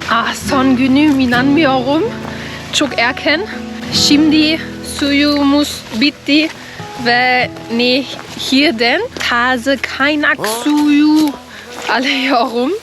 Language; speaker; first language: Turkish; non-native, learner; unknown